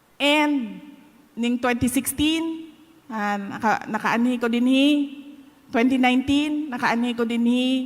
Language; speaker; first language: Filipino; non-native, local second language; Cebuano